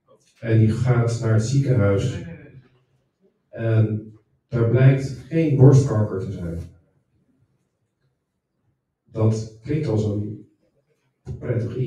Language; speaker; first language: Dutch; native; Dutch